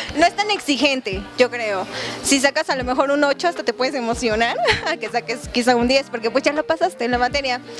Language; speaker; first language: Spanish; native; Spanish